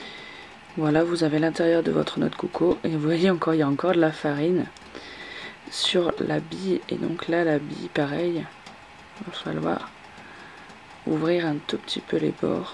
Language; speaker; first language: French; native; French